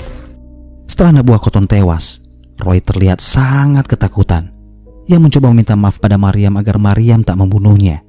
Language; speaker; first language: Indonesian; native; Indonesian